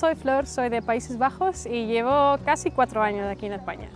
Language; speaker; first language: Spanish; non-native, fluent; Dutch